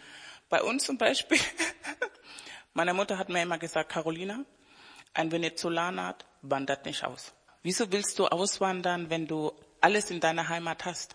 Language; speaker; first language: German; non-native, fluent; Spanish